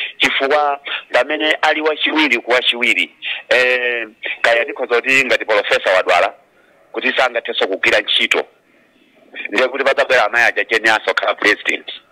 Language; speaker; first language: Nyanja; non-native, local second language; Tumbuka